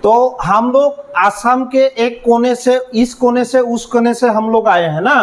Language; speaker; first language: Hindi; non-native, local second language; Assamese